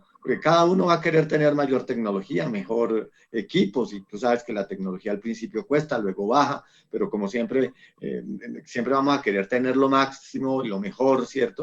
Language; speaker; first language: Spanish; native; Spanish